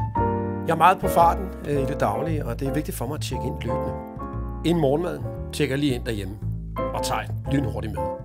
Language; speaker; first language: Danish; native; Danish